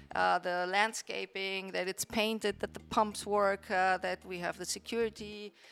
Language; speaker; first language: English; non-native, fluent; Spanish